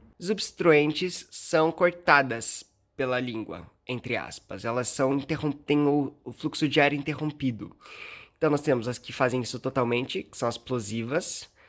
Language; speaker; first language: Portuguese; native; Portuguese